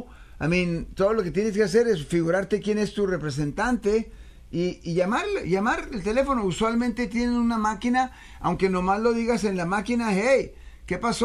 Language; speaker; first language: Spanish; native; Spanish